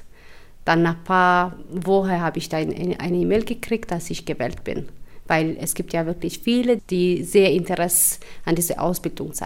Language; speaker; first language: German; non-native, fluent; Albanian